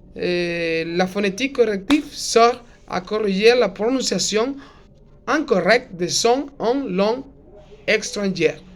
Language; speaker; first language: French; non-native, learner; Spanish